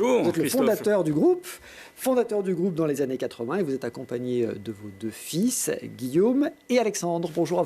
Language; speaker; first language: French; native; French